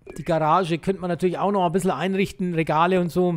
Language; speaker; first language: German; native; German